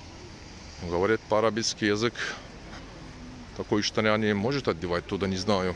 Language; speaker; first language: Russian; non-native, learner; Turkish